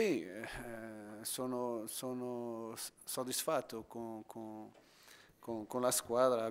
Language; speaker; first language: Italian; non-native, fluent; Portuguese